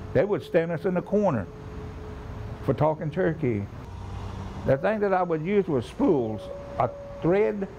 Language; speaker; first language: English; native; English